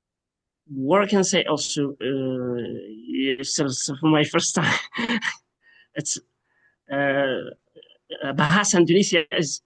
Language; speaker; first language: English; non-native, fluent; Arabic